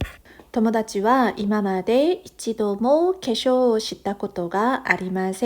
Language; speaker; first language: Japanese; non-native, fluent; Korean